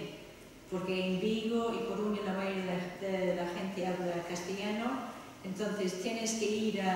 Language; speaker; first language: Spanish; non-native, fluent; English